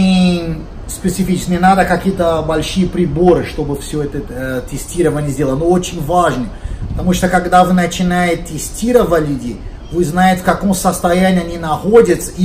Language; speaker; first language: Russian; non-native, learner; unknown